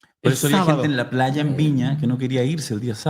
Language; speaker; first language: Spanish; native; Spanish